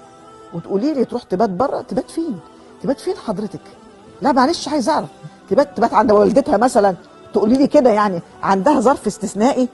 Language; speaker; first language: Arabic; native; Arabic